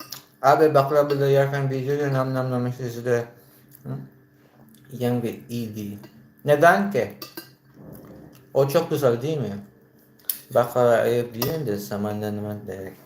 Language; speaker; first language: Turkish; non-native, learner; Filipino